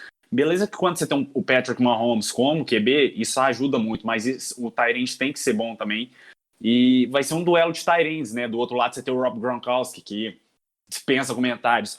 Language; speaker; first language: Portuguese; native; Portuguese